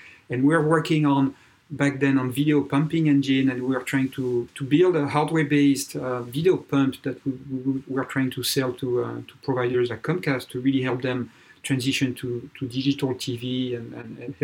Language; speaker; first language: English; non-native, fluent; French